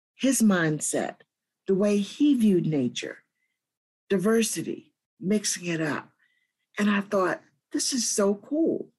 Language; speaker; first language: English; native; English